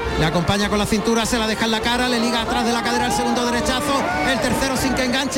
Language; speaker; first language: Spanish; native; Spanish